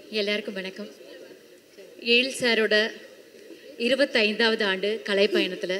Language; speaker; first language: Tamil; native; Tamil